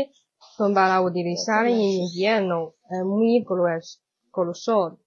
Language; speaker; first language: Spanish; non-native, learner; Chinese